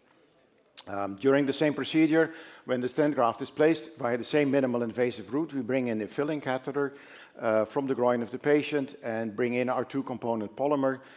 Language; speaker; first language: English; non-native, fluent; Dutch